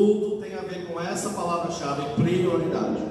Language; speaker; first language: Portuguese; native; Portuguese